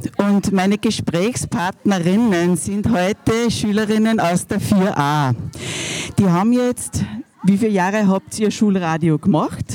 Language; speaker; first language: German; native; German